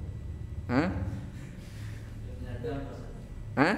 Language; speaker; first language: Arabic; non-native, fluent; Indonesian